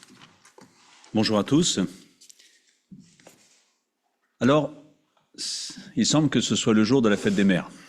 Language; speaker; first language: French; native; French